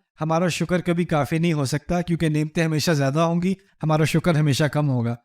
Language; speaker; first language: Urdu; early bilingual, heritage; Urdu